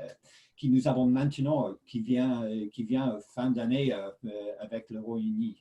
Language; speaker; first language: French; non-native, fluent; English